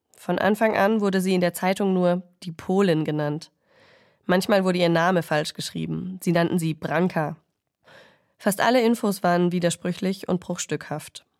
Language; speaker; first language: German; native; German